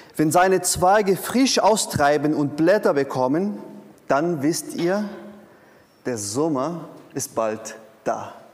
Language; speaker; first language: German; non-native, fluent; Portuguese